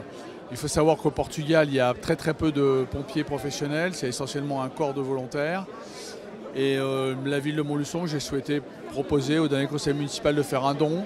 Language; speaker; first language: French; native; French